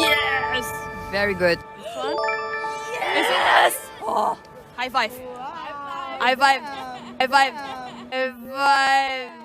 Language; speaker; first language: English; non-native, fluent; Chinese